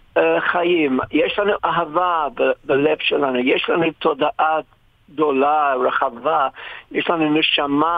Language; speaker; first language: Hebrew; non-native, fluent; English